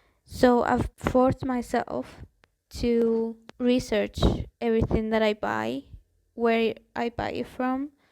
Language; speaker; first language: English; non-native, fluent; Spanish